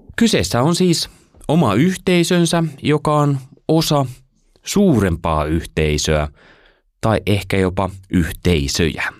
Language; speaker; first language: Finnish; native; Finnish